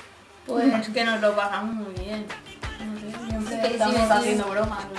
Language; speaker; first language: Spanish; native; Spanish